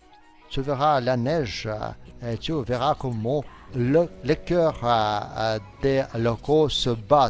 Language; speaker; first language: French; non-native, fluent; Russian